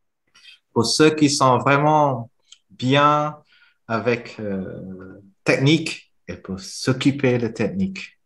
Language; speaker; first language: French; non-native, fluent; Vietnamese